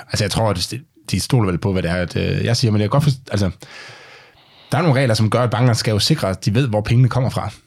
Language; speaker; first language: Danish; native; Danish